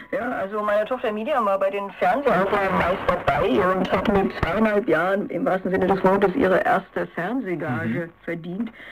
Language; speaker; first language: German; native; German